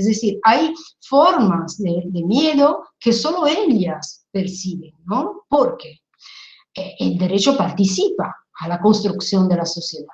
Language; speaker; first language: Spanish; non-native, fluent; Italian